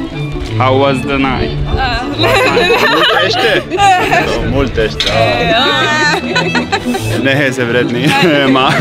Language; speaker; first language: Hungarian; non-native, learner; Spanish